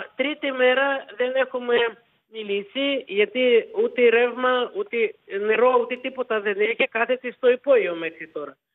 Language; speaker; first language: Greek; early bilingual, heritage; Ukrainian